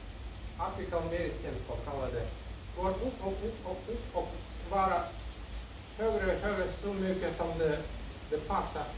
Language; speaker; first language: Swedish; non-native, learner; Russian